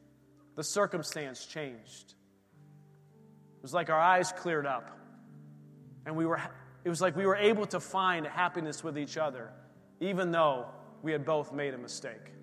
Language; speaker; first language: English; native; English